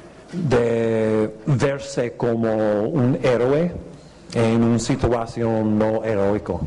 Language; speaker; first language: Spanish; non-native, fluent; English